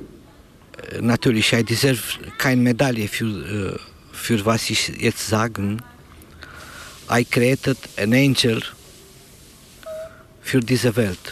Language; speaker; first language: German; non-native, learner; Romanian